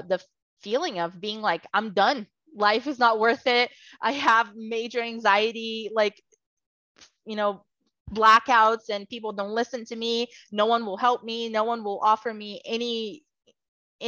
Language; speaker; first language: English; non-native, fluent; Portuguese